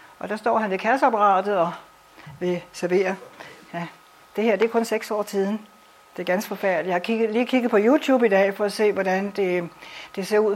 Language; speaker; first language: Danish; native; Danish